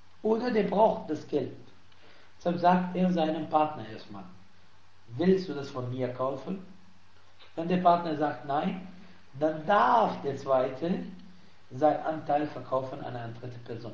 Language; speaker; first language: German; non-native, fluent; Arabic